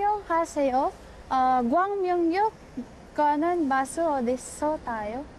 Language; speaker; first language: Korean; non-native, learner; Filipino